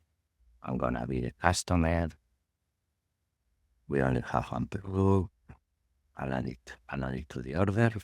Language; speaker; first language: English; non-native, fluent; Spanish